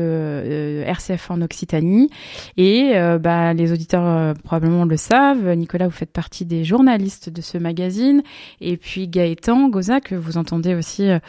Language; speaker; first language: French; native; French